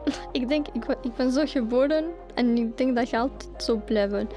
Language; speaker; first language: Dutch; early bilingual, other home language; Albanian